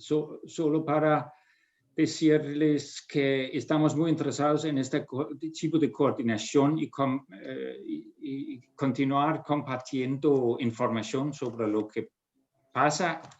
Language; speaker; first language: Spanish; non-native, fluent; Danish